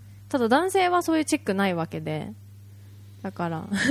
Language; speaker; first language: Japanese; native; Japanese